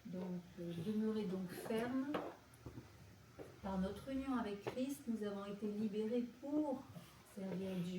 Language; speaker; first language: French; native; French